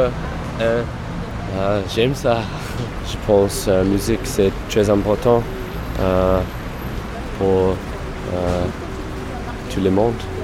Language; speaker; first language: French; non-native, learner; English